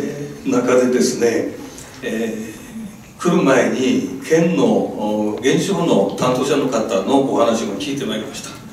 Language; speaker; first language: Japanese; native; Japanese